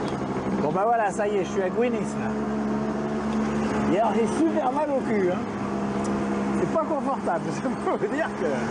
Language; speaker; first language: French; native; French